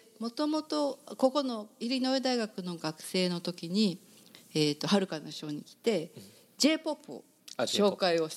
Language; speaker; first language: Japanese; native; Japanese